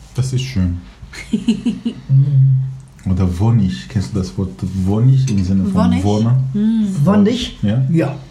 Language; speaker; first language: German; non-native, fluent; Kurdish